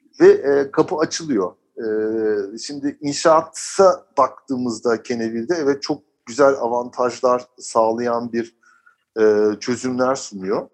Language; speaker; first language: Turkish; early bilingual, heritage; Turkish